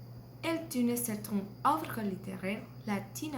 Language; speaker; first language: French; non-native, learner; Spanish